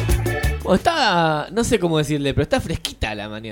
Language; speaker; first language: Spanish; native; Spanish